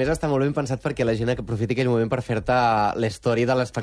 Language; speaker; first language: Catalan; native; Catalan